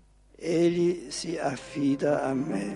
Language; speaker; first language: Italian; non-native, fluent; German